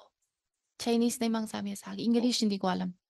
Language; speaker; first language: Filipino; non-native, learner; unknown